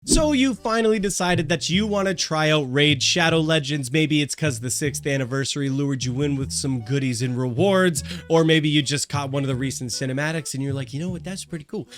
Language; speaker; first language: English; native; English